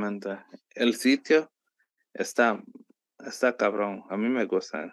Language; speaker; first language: Spanish; early bilingual, heritage; Spanish